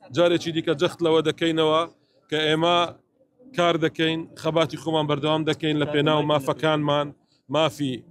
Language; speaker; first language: Central Kurdish; non-native, local second language; Assyrian Neo-Aramaic